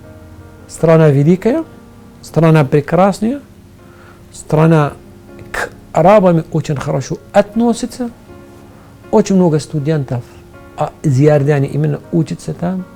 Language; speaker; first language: Russian; non-native, fluent; Arabic